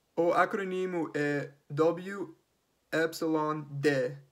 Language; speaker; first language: Portuguese; non-native, learner; English